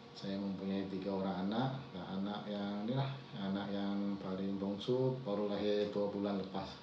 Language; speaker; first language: Malay; non-native, local second language; Chinese